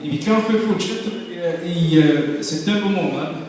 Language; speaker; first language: Swedish; non-native, fluent; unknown